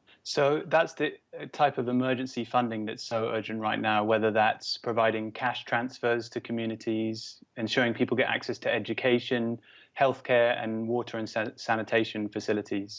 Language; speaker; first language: English; native; English